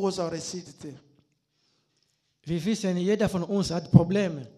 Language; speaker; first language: German; non-native, learner; Lingala